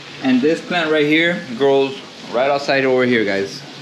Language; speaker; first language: English; early bilingual, other home language; Spanish